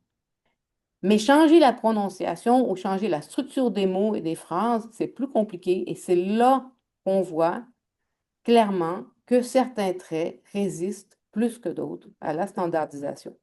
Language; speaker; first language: French; native; French